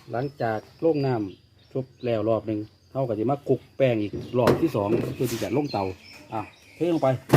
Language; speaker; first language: Thai; native; Thai